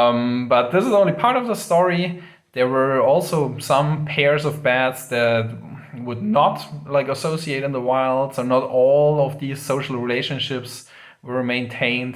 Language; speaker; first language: English; non-native, fluent; German